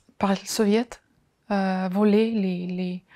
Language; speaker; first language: French; non-native, fluent; Ukrainian